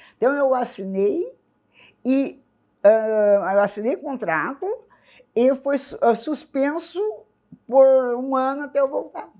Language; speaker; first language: Portuguese; native; Portuguese